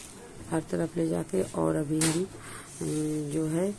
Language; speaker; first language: Hindi; native; Hindi